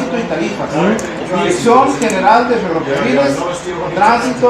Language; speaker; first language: Spanish; native; Spanish